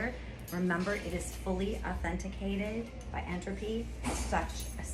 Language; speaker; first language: English; native; English